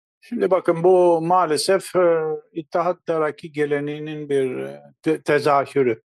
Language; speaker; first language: Turkish; non-native, local second language; Greek